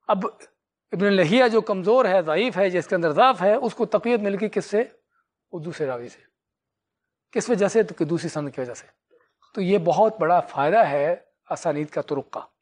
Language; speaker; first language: Urdu; native; Urdu